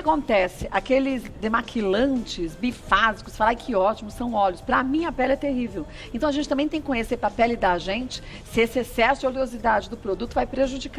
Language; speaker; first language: Portuguese; native; Portuguese